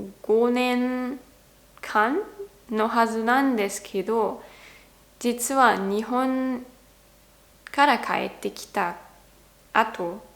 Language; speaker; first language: Japanese; non-native, learner; German